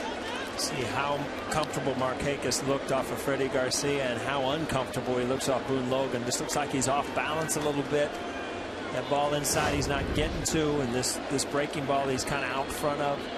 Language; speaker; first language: English; native; English